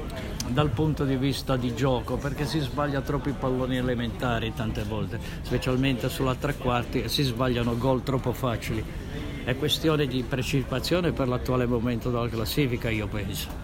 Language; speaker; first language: Italian; native; Italian